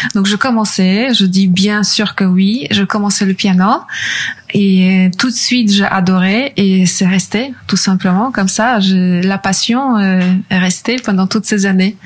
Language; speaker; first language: French; non-native, fluent; Polish